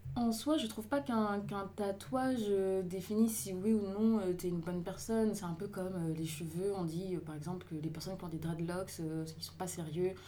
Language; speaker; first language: French; native; French